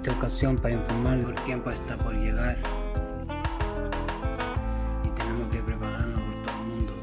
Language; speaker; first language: Spanish; non-native, learner; English